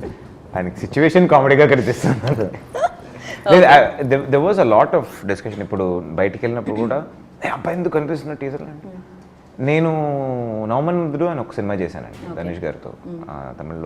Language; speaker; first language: Telugu; native; Telugu